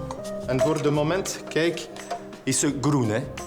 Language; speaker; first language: Dutch; non-native, learner; French